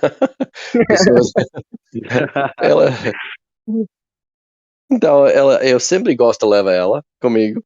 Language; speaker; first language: Portuguese; non-native, learner; English